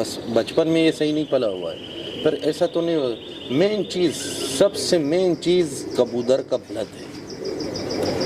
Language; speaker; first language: Hindi; non-native, learner; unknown